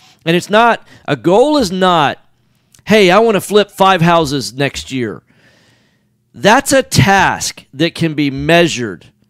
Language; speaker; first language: English; native; English